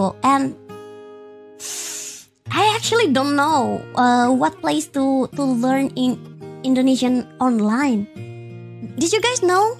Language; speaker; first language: English; non-native, fluent; Indonesian